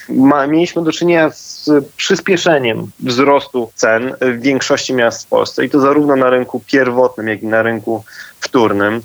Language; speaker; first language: Polish; native; Polish